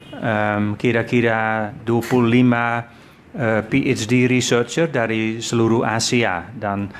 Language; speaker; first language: Indonesian; non-native, fluent; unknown